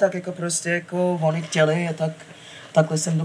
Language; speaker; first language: Czech; non-native, fluent; English